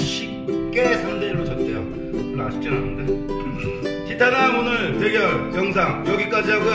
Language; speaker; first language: Korean; native; Korean